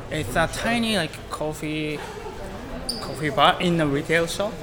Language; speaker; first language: English; non-native, learner; Japanese